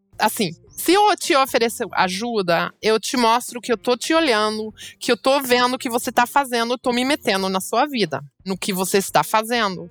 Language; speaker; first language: Portuguese; non-native, fluent; German